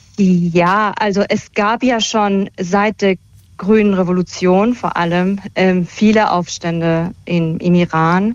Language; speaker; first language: German; early bilingual, other home language; Persian